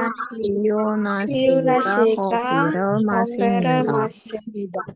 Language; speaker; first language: Korean; non-native, learner; Indonesian